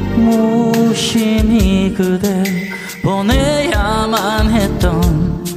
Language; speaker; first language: Korean; native; Korean